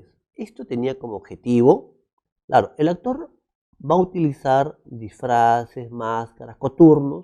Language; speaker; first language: Spanish; native; Spanish